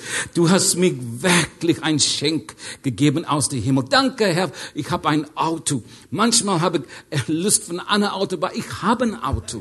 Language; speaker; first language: German; non-native, learner; English